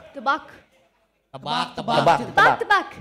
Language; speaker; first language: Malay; non-native, learner; German